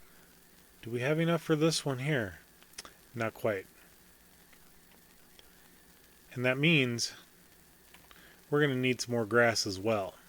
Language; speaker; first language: English; native; English